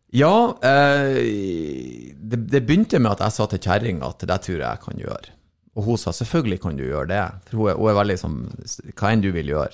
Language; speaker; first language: Norwegian; native; Norwegian